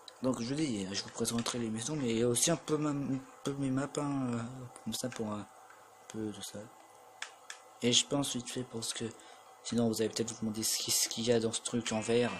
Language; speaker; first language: French; native; French